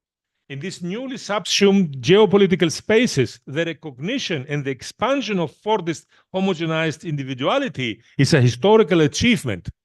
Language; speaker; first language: English; non-native, fluent; Greek